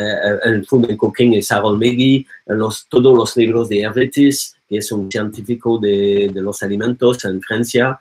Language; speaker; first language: Spanish; non-native, learner; French